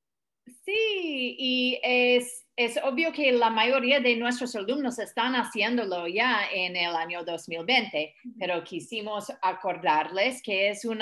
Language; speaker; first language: Spanish; non-native, fluent; English